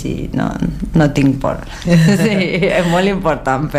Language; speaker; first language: Catalan; non-native, learner; Spanish